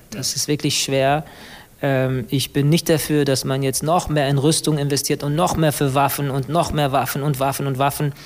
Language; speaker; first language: German; early bilingual, other home language; English